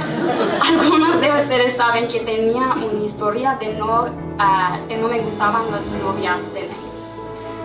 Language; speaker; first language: Spanish; non-native, fluent; English